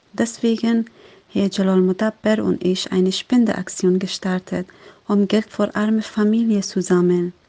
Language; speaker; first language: German; non-native, fluent; Persian